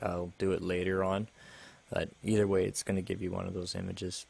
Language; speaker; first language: English; native; English